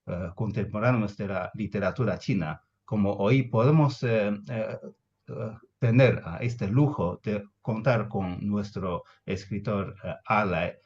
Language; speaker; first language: Spanish; non-native, fluent; Chinese